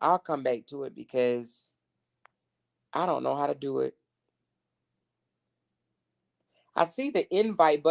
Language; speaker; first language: English; native; English